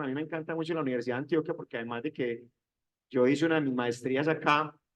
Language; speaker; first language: Spanish; native; Spanish